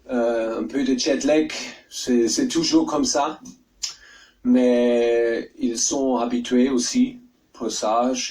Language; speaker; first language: French; non-native, learner; German